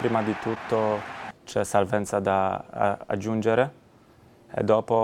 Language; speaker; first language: Italian; non-native, learner; Polish